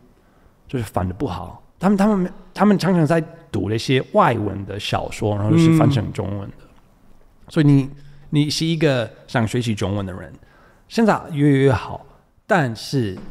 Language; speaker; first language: Chinese; non-native, fluent; English